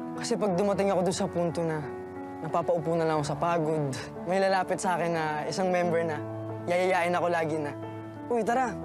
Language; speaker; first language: Filipino; native; Filipino